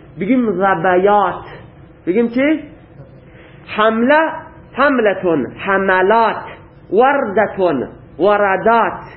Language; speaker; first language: Persian; native; Persian